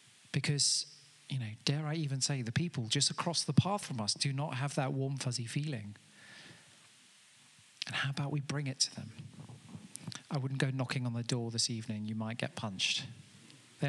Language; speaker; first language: English; native; English